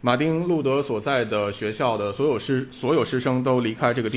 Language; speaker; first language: Chinese; non-native, local second language; Cantonese